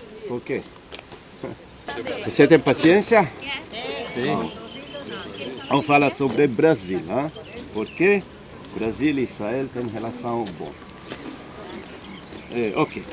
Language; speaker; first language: Portuguese; non-native, learner; Hebrew